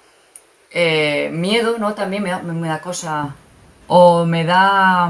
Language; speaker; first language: Spanish; native; Spanish